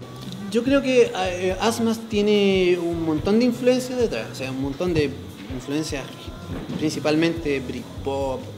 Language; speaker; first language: Spanish; native; Spanish